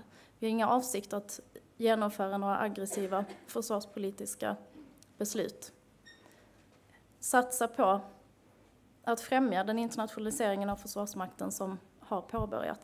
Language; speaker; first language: Swedish; native; Swedish